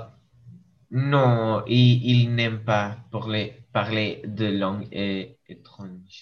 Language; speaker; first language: French; non-native, learner; English